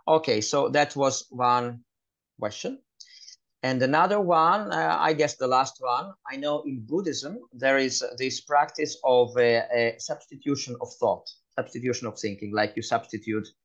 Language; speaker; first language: English; non-native, fluent; Hebrew